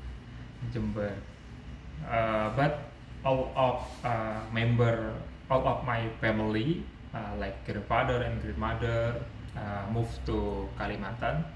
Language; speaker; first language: English; non-native, learner; Indonesian